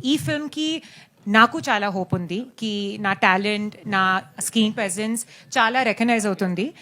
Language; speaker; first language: Telugu; non-native, learner; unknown